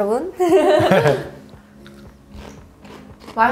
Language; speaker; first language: Korean; non-native, learner; Chinese